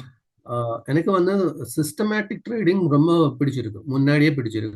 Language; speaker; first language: Tamil; non-native, learner; Malayalam